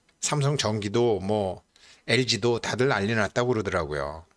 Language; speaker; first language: Korean; native; Korean